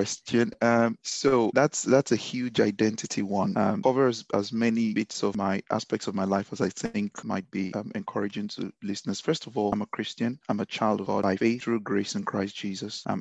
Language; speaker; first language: English; non-native, local second language; Yoruba